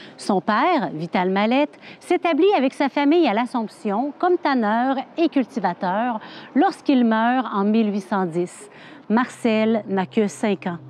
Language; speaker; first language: French; native; French